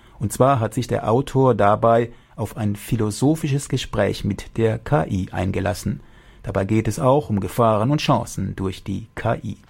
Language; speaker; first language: German; native; German